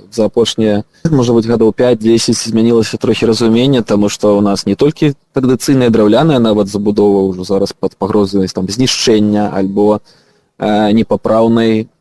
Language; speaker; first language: Belarusian; non-native, local second language; Russian